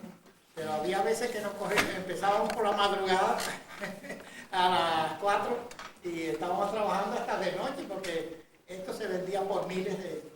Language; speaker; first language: Spanish; native; Spanish